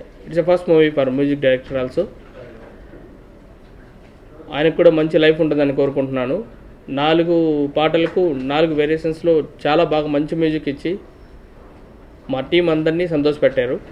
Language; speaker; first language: Telugu; native; Telugu